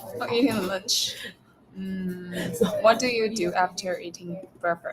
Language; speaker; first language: English; non-native, learner; Chinese